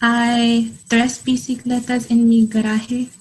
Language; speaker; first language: Spanish; non-native, learner; English